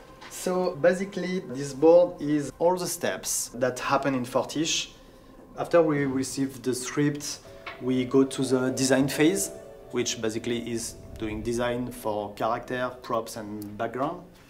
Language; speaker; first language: English; non-native, fluent; French